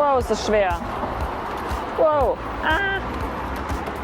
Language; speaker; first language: German; native; German